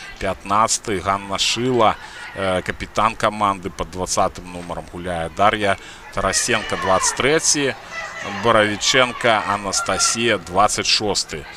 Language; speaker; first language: Belarusian; non-native, local second language; Russian